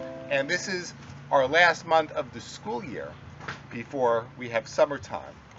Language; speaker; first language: English; native; English